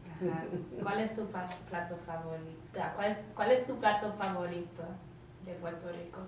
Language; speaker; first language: Spanish; non-native, learner; English